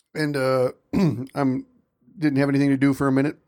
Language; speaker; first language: English; native; English